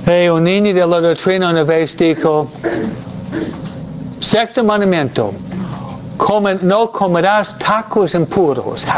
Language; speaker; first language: Spanish; non-native, fluent; English